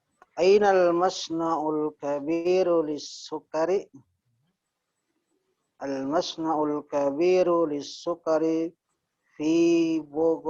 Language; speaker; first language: Arabic; non-native, learner; Indonesian